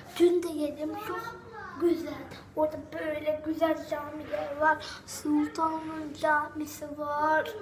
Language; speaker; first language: Turkish; non-native, learner; Dutch